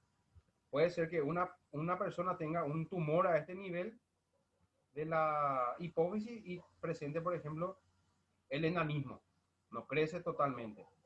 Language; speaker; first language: Spanish; native; Spanish